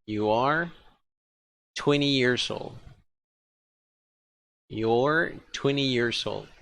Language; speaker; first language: English; non-native, fluent; Spanish